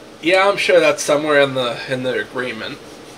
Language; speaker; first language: English; native; English